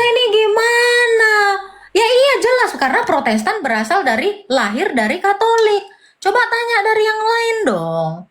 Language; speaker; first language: Indonesian; native; Indonesian